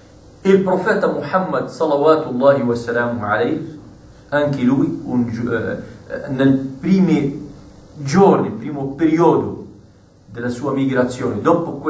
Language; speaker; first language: Italian; non-native, fluent; Arabic